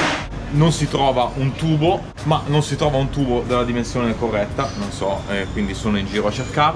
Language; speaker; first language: Italian; native; Italian